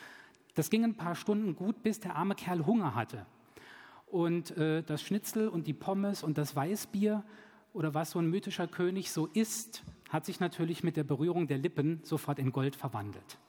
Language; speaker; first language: German; native; German